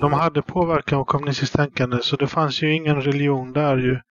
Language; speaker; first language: Swedish; early bilingual, other home language; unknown